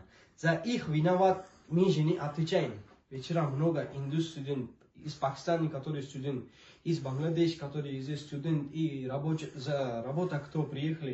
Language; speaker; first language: Russian; non-native, learner; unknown